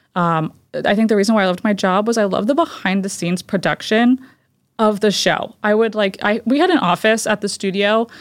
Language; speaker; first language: English; native; English